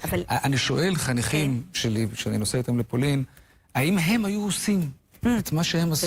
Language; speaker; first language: Hebrew; native; Hebrew